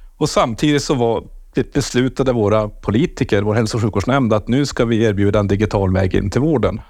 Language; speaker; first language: Swedish; native; Swedish